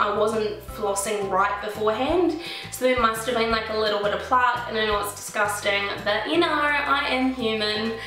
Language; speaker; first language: English; native; English